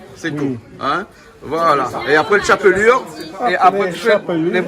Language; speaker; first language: French; native; French